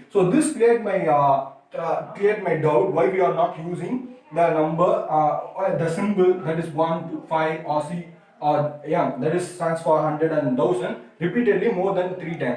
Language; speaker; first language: English; non-native, local second language; Tamil